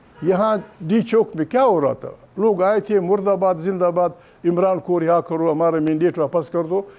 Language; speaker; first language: Urdu; non-native, local second language; Pashto